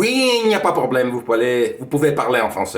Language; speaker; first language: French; non-native, fluent; Italian